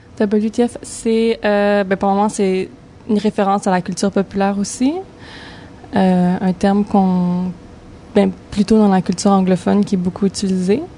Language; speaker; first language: French; native; French